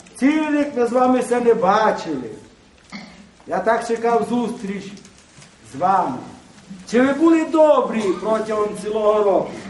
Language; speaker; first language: Ukrainian; native; Ukrainian